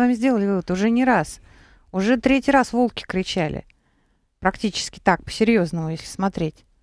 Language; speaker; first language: Russian; native; Russian